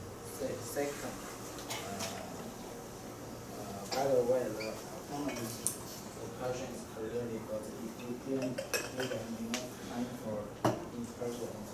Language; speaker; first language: English; non-native, learner; Chinese